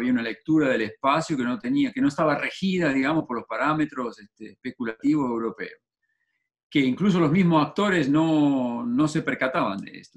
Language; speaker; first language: Spanish; native; Spanish